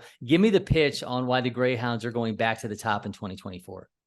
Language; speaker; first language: English; native; English